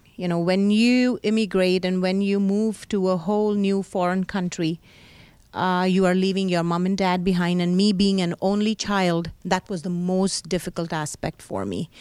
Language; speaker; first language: English; non-native, local second language; Hindi